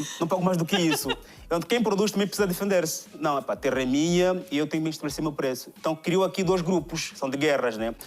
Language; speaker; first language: Portuguese; native; Portuguese